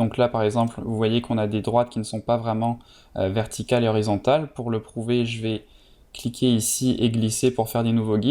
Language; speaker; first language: French; native; French